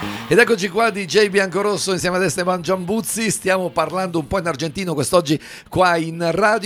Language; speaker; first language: Italian; native; Italian